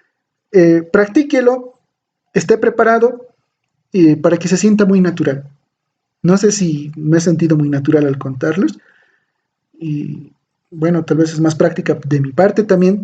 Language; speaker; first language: Spanish; native; Spanish